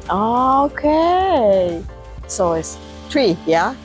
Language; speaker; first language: English; non-native, learner; Thai